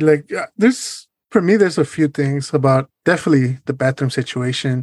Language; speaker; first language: English; early bilingual, other home language; Spanish